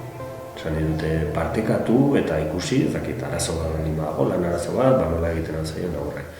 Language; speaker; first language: Basque; native; Basque